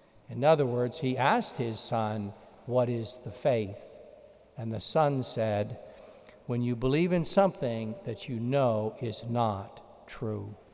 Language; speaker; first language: English; native; English